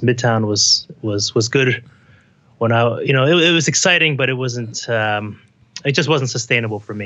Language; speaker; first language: English; native; English